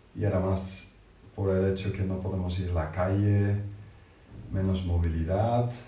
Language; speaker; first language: Spanish; non-native, fluent; English